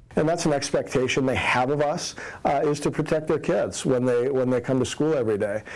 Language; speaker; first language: English; native; English